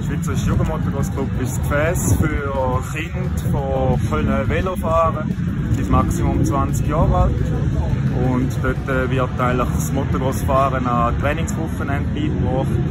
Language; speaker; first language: German; native; German